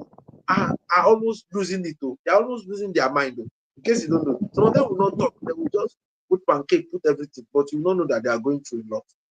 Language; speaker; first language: English; non-native, local second language; Yoruba